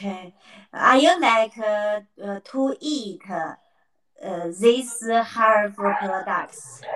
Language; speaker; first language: English; non-native, learner; Chinese